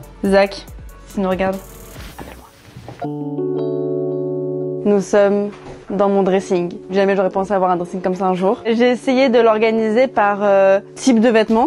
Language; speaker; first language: French; native; French